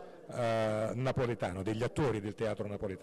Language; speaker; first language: Italian; native; Italian